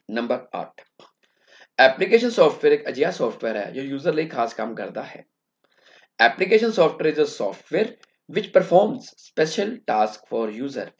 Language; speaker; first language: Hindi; non-native, local second language; Punjabi